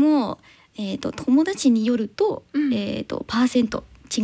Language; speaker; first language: Japanese; non-native, learner; English